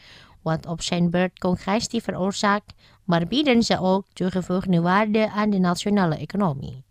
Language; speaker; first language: Dutch; non-native, fluent; Indonesian